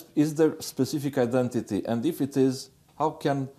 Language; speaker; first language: English; non-native, fluent; Romanian